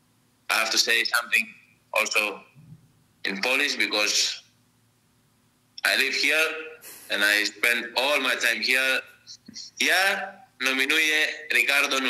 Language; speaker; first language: English; non-native, fluent; Greek